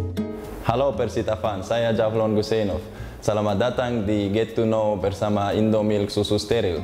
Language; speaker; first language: Indonesian; non-native, learner; Uzbek